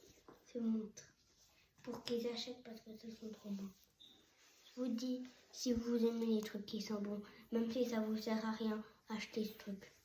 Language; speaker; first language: French; native; French